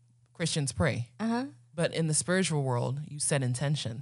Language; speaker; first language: English; non-native, local second language; Akan